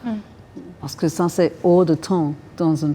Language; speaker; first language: French; non-native, fluent; English